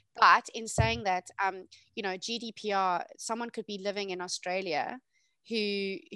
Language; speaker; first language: English; native; English